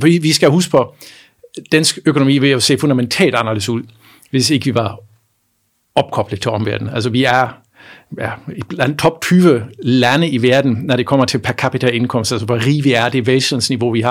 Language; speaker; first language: Danish; non-native, fluent; German